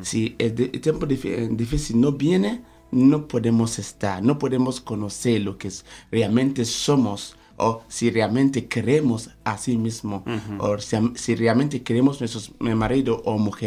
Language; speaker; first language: Spanish; non-native, fluent; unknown